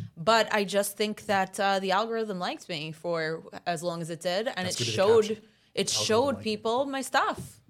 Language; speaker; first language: English; early bilingual, other home language; Italian